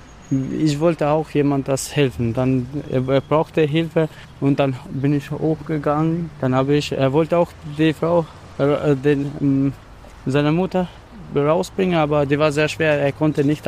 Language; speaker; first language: German; non-native, learner; Albanian